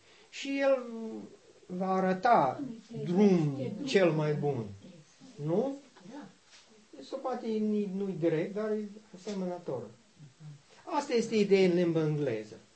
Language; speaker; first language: Romanian; non-native, learner; English